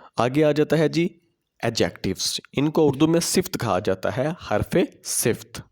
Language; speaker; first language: Urdu; non-native, local second language; Punjabi